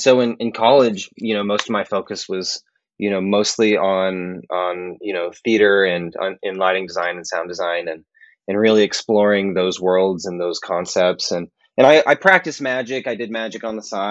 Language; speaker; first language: English; native; English